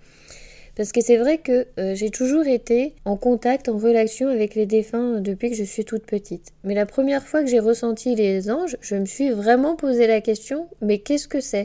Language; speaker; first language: French; native; French